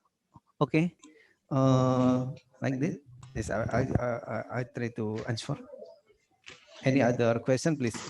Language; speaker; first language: English; non-native, learner; Indonesian